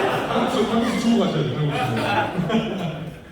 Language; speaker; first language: Korean; native; Korean